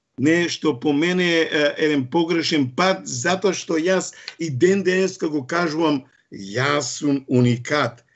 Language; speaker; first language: Macedonian; non-native, local second language; Romany